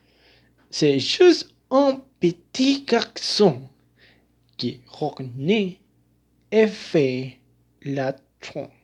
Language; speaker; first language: French; non-native, learner; Spanish